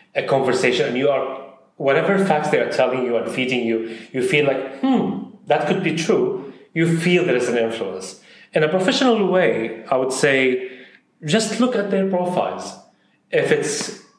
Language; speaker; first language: English; non-native, fluent; Arabic